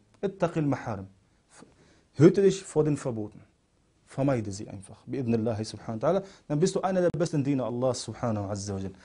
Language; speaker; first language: German; non-native, fluent; Arabic